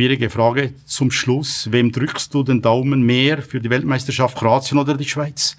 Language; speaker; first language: German; native; German